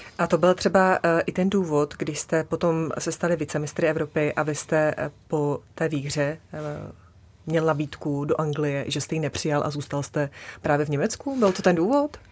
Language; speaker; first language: Czech; native; Czech